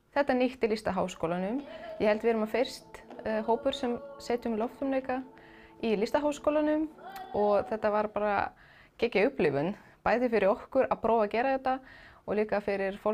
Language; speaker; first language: Icelandic; non-native, learner; Ukrainian